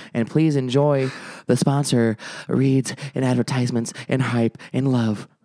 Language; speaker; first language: English; native; English